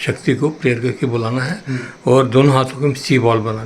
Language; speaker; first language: Hindi; native; Hindi